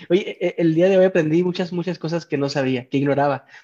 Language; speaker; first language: Spanish; native; Spanish